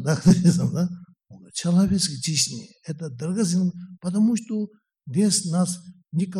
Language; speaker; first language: Russian; non-native, learner; Tibetan